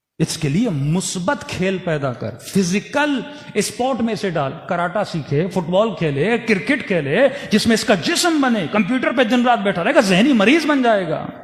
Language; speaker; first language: Urdu; early bilingual, heritage; Urdu